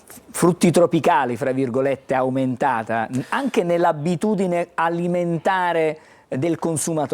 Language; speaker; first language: Italian; native; Italian